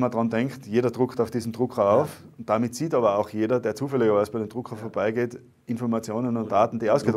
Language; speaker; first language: German; native; German